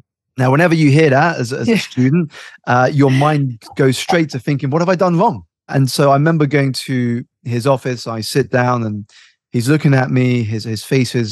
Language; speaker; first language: English; native; English